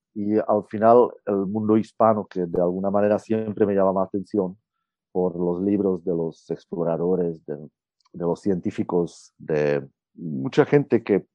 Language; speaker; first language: Spanish; non-native, fluent; Czech